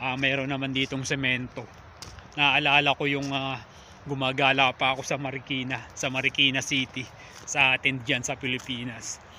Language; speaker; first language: Filipino; native; Filipino